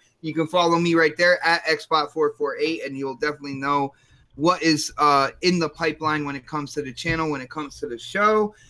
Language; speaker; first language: English; native; English